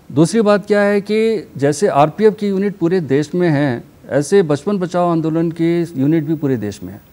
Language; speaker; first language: Hindi; native; Hindi